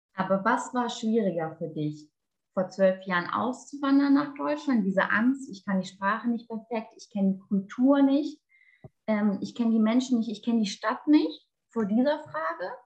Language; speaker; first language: German; native; German